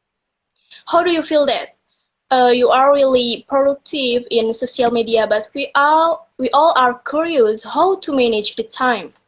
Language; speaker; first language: English; non-native, learner; Indonesian